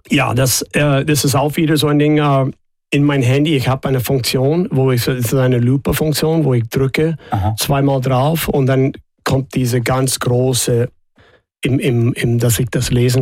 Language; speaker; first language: German; non-native, fluent; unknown